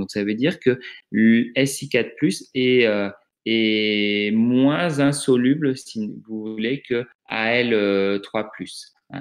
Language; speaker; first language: French; native; French